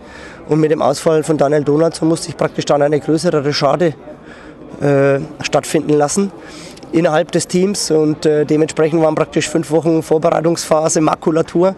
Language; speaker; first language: German; native; German